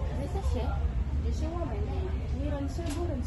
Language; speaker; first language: Chinese; non-native, learner; Malay